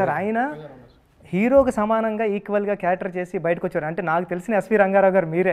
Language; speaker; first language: Telugu; native; Telugu